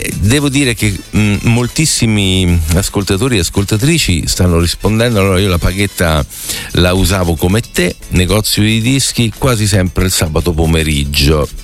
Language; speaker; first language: Italian; native; Italian